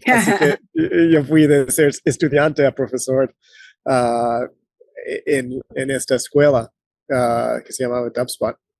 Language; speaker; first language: Spanish; non-native, fluent; English